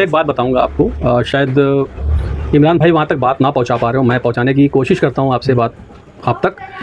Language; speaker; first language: Hindi; native; Hindi